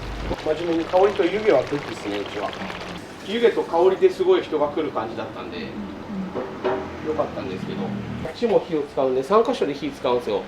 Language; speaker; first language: Japanese; native; Japanese